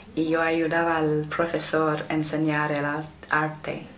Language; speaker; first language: Spanish; non-native, fluent; English